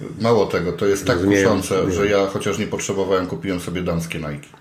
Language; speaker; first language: Polish; native; Polish